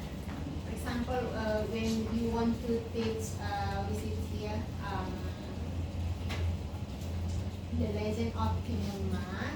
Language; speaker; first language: English; non-native, fluent; Indonesian